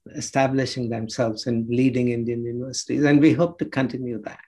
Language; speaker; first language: English; non-native, local second language; Telugu